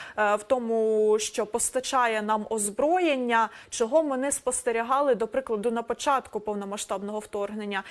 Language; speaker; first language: Ukrainian; native; Ukrainian